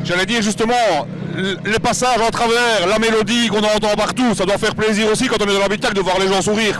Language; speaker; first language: French; native; French